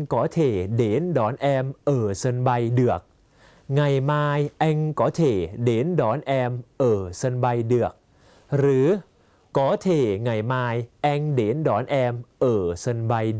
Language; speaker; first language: Thai; native; Thai